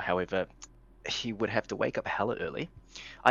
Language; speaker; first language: English; native; English